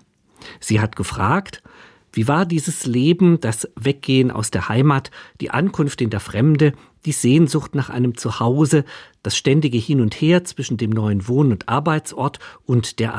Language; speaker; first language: German; native; German